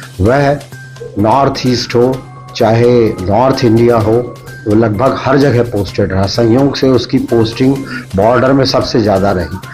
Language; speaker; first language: Hindi; native; Hindi